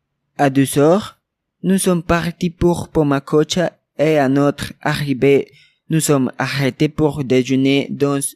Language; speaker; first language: French; non-native, learner; Spanish